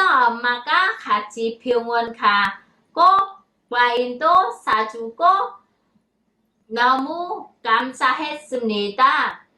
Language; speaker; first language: Korean; non-native, learner; Vietnamese